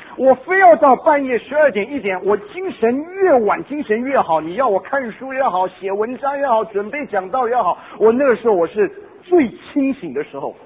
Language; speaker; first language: Chinese; non-native, local second language; Cantonese